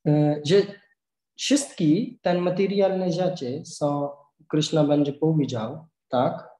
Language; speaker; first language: Polish; non-native, learner; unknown